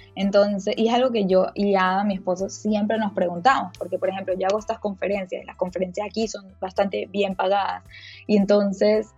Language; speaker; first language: Spanish; native; Spanish